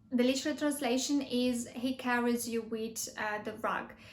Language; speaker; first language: English; non-native, fluent; Romanian